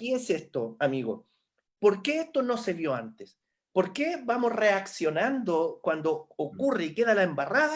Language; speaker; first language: Spanish; native; Spanish